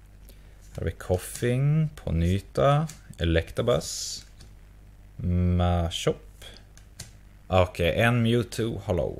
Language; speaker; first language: Swedish; native; Swedish